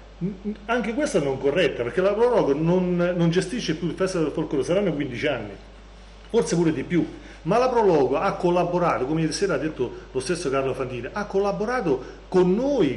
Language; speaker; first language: Italian; native; Italian